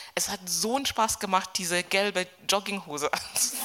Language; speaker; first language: German; non-native, fluent; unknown